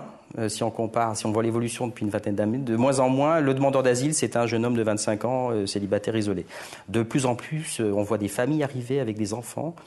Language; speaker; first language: French; native; French